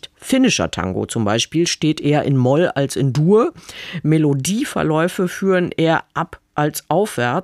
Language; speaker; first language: German; native; German